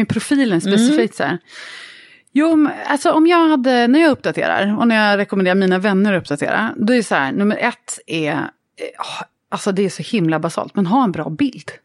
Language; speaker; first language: Swedish; native; Swedish